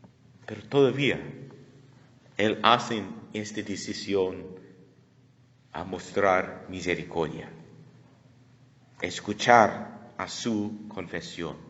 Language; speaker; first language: Spanish; non-native, learner; English